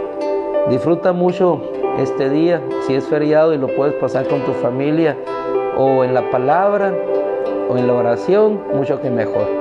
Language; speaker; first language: Spanish; native; Spanish